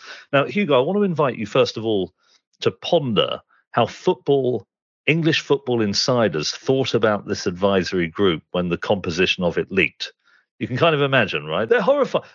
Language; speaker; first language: English; native; English